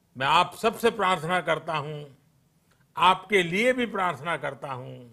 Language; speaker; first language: Hindi; non-native, local second language; Gujarati